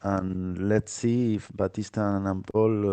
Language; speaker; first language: English; non-native, fluent; Spanish